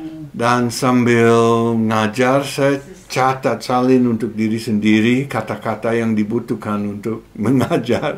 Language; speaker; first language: Indonesian; non-native, fluent; English